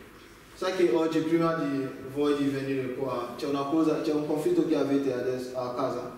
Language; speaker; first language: Italian; non-native, learner; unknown